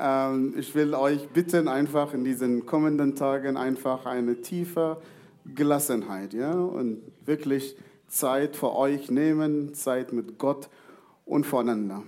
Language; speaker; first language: German; non-native, fluent; Arabic